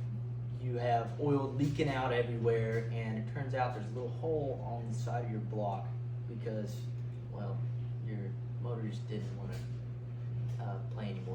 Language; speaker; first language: English; native; English